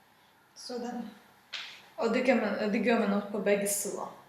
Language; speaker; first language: Danish; non-native, fluent; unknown